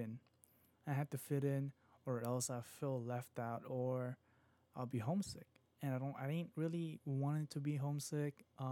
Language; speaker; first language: English; non-native, local second language; Filipino